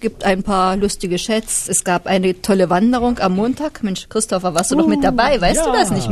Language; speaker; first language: German; native; German